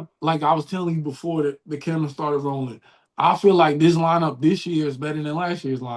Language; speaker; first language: English; native; English